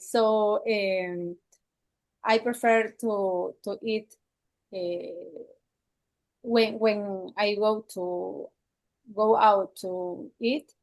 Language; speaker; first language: English; non-native, learner; Spanish